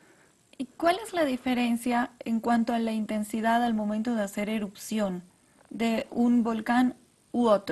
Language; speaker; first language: Spanish; native; Spanish